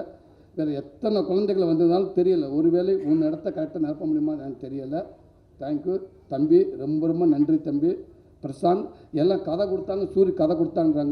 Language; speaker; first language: Tamil; native; Tamil